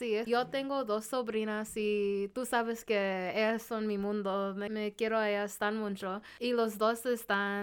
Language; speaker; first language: Spanish; early bilingual, heritage; Spanish